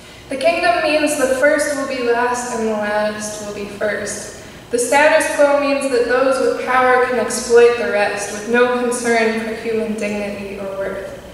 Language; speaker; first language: English; native; English